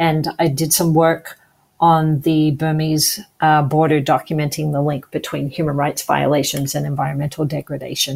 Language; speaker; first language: English; native; English